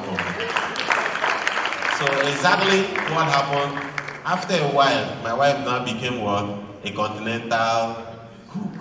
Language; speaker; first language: English; non-native, local second language; Igbo